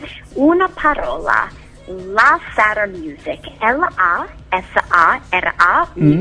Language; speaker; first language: Italian; non-native, learner; English